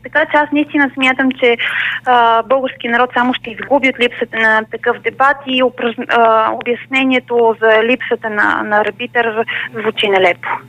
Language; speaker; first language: Bulgarian; native; Bulgarian